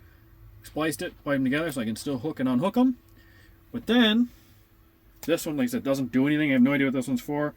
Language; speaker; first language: English; native; English